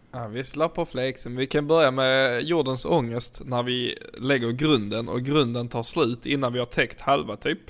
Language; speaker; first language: Swedish; native; Swedish